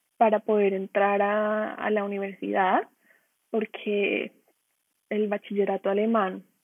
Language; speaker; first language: Spanish; native; Spanish